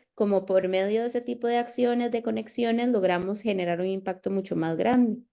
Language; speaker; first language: Spanish; native; Spanish